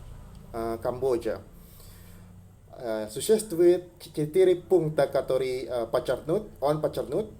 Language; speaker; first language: Russian; non-native, learner; Indonesian